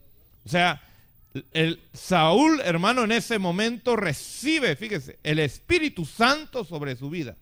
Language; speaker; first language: Spanish; native; Spanish